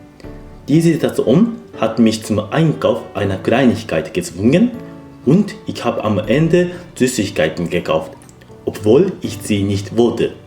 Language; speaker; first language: German; non-native, fluent; Japanese